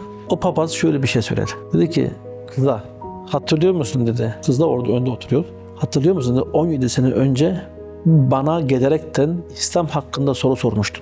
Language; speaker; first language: Turkish; early bilingual, heritage; Turkish